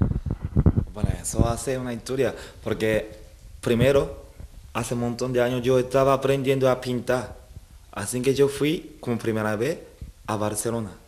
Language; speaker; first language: Spanish; non-native, fluent; Japanese